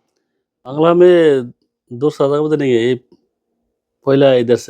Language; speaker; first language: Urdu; non-native, learner; Bangla